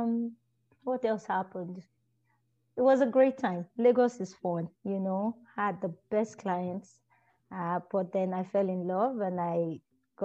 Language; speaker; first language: English; non-native, local second language; Igbo